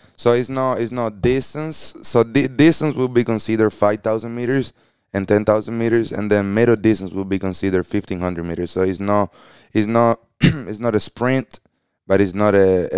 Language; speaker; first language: English; early bilingual, other home language; Spanish